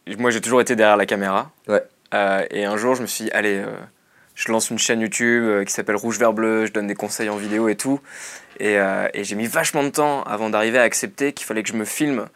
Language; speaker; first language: French; native; French